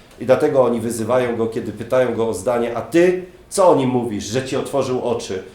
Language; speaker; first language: Polish; native; Polish